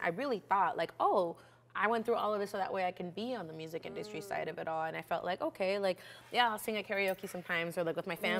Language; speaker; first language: English; early bilingual, other home language; Spanish